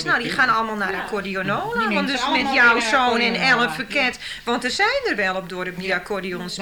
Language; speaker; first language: Dutch; native; Dutch